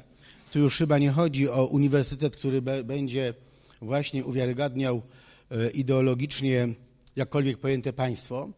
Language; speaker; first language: Polish; native; Polish